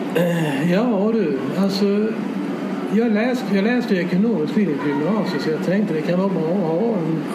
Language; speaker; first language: Swedish; native; Swedish